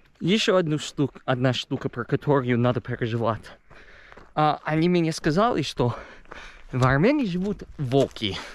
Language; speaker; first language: Russian; non-native, fluent; English